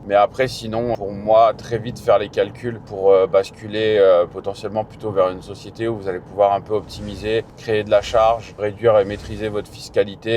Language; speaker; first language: French; native; French